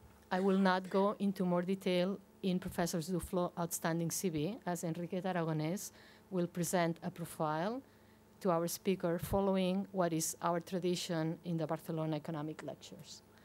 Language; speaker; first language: English; non-native, fluent; Catalan